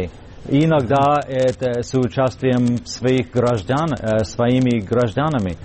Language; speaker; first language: Russian; non-native, fluent; English